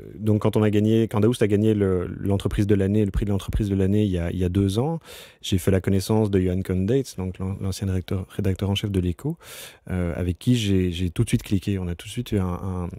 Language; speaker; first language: French; native; French